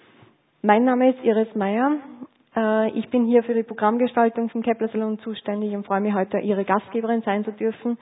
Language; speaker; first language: German; native; German